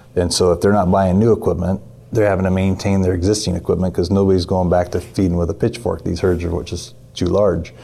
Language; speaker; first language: English; native; English